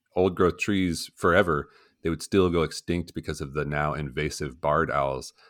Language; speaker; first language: English; native; English